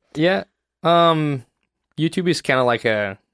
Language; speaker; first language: English; non-native, fluent; Italian